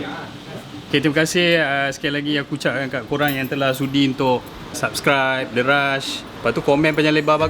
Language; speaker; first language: Malay; native; Malay